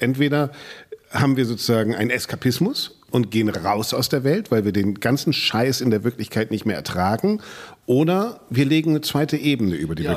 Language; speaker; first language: German; native; German